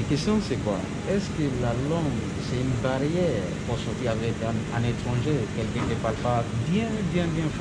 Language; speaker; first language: French; non-native, learner; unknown